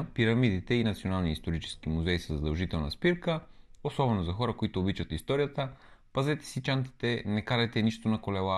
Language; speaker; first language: Bulgarian; native; Bulgarian